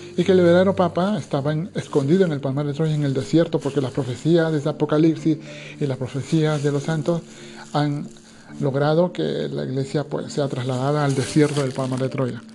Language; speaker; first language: Spanish; native; Spanish